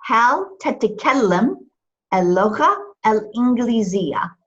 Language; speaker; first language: Arabic; non-native, fluent; English